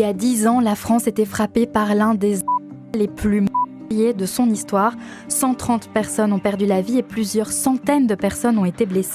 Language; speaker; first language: French; native; French